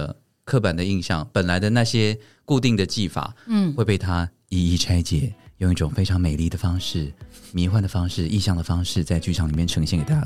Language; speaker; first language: Chinese; native; Chinese